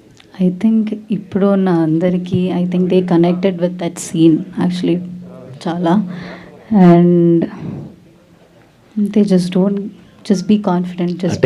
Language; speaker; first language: Telugu; non-native, learner; Malayalam